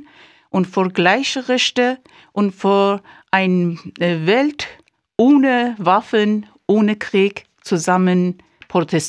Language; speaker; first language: German; non-native, fluent; Persian